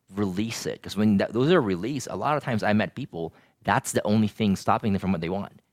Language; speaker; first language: English; non-native, local second language; Filipino